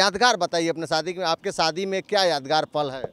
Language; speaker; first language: Hindi; native; Hindi